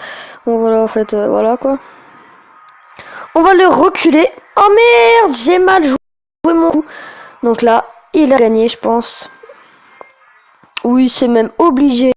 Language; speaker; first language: French; native; French